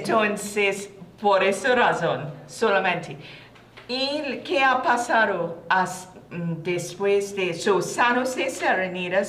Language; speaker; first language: Spanish; non-native, learner; English